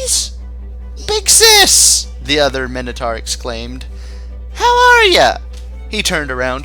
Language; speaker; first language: English; native; English